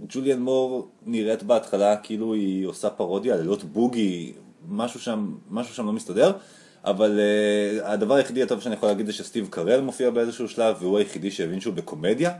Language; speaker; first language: Hebrew; native; Hebrew